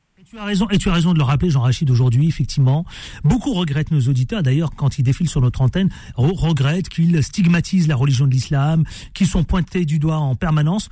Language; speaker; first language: French; native; French